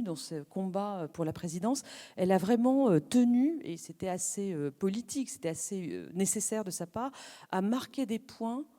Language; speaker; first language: French; native; French